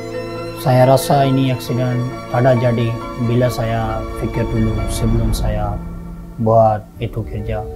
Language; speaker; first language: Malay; non-native, learner; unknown